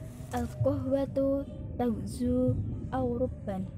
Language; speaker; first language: Arabic; non-native, learner; Indonesian